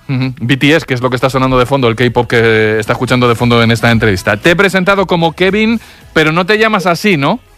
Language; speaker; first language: Spanish; native; Spanish